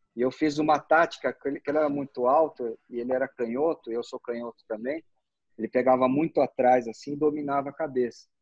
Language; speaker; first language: Portuguese; native; Portuguese